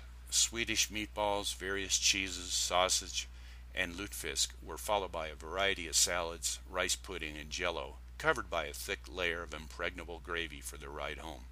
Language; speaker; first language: English; native; English